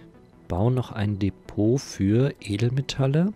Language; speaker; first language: German; native; German